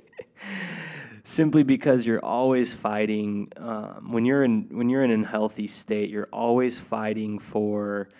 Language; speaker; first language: English; native; English